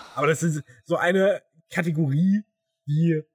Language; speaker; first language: German; native; German